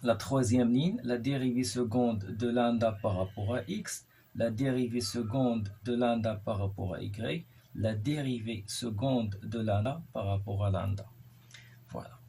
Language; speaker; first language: French; non-native, local second language; Arabic